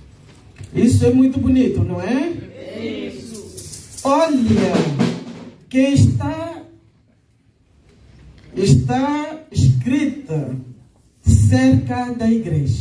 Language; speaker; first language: Portuguese; non-native, local second language; Lingala